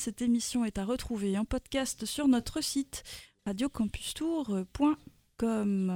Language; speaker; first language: French; native; French